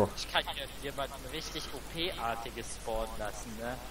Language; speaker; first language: German; native; German